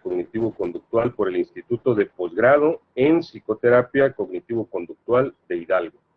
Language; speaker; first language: Spanish; native; Spanish